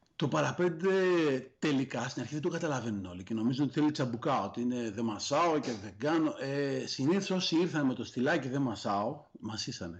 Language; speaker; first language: Greek; native; Greek